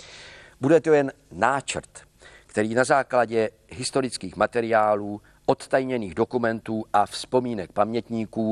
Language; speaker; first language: Czech; native; Czech